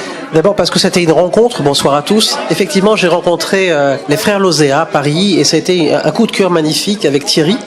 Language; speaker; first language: French; native; French